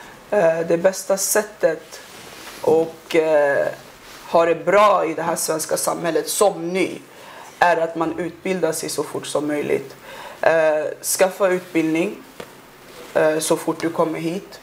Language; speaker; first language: Swedish; early bilingual, other home language; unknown